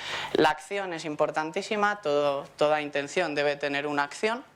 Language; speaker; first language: Spanish; native; Spanish